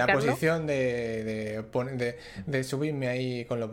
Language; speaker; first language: Spanish; native; Spanish